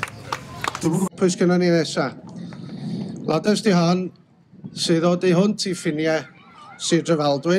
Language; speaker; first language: Welsh; native; Welsh